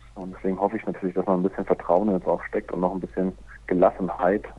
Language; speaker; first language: German; native; German